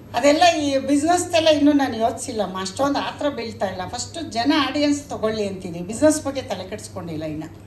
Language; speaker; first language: Kannada; native; Kannada